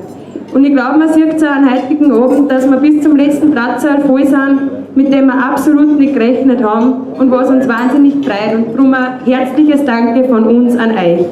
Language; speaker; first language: German; native; German